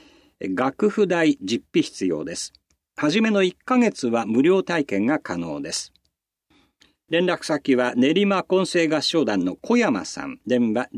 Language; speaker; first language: Japanese; native; Japanese